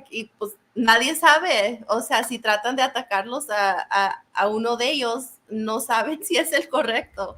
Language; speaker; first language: Spanish; non-native, learner; English